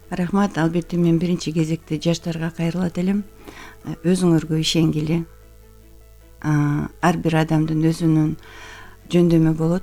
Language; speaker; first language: Kyrgyz; native; Kyrgyz